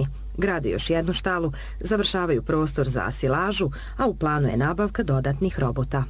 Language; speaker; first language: Bosnian; native; Bosnian